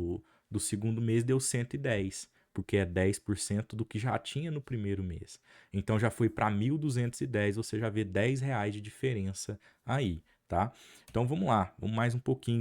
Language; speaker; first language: Portuguese; native; Portuguese